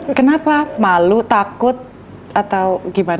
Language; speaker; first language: Indonesian; native; Indonesian